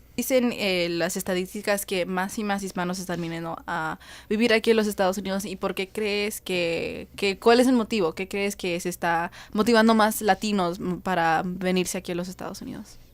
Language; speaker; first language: Spanish; early bilingual, heritage; Spanish